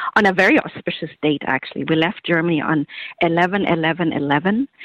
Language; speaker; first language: English; non-native, fluent; German